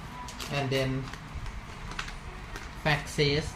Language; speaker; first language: English; non-native, learner; Thai